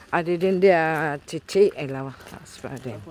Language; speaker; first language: Danish; non-native, learner; Filipino